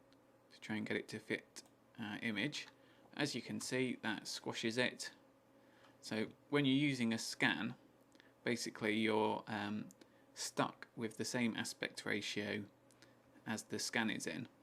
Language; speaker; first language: English; native; English